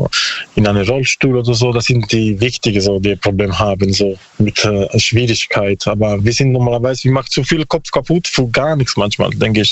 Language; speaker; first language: German; non-native, learner; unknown